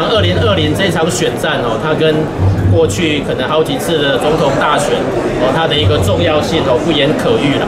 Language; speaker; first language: Chinese; native; Chinese